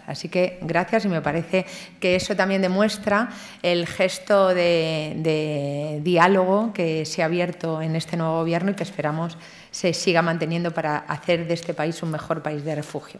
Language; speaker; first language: Spanish; native; Spanish